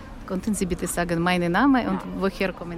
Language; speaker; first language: German; non-native, learner; Ukrainian